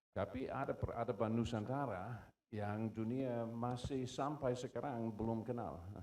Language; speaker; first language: Indonesian; non-native, fluent; English